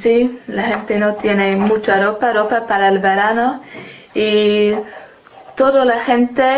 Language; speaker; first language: Spanish; non-native, learner; English